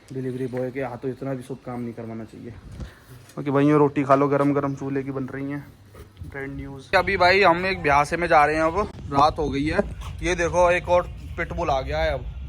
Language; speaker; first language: Hindi; native; Hindi